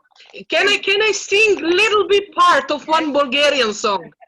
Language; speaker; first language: English; non-native, learner; Serbian